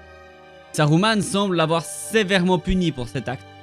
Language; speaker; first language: French; native; French